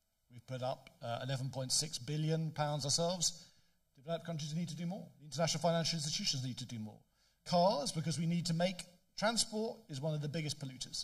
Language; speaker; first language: English; native; English